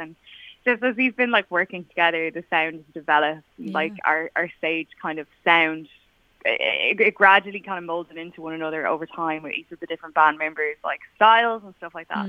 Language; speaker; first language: English; native; English